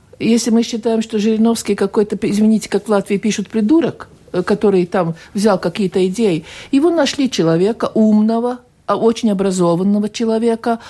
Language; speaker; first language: Russian; non-native, local second language; Latvian